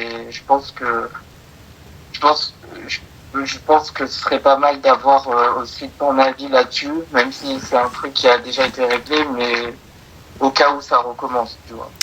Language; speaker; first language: French; native; French